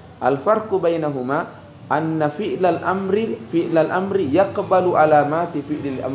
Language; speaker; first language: Arabic; non-native, fluent; Indonesian